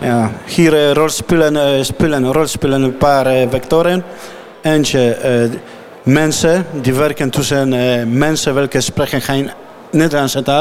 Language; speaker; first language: Dutch; non-native, learner; Polish